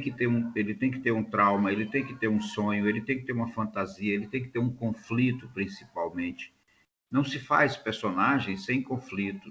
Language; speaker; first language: Portuguese; native; Portuguese